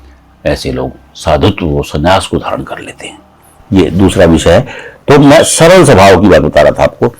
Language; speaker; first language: Hindi; native; Hindi